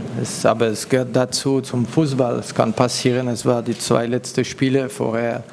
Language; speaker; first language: German; non-native, learner; French